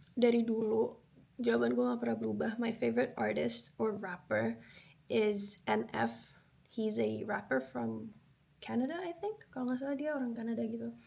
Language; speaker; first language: Indonesian; early bilingual, other home language; Spanish